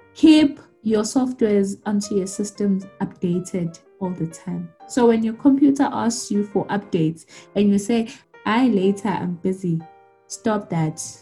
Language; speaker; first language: English; non-native, local second language; Zulu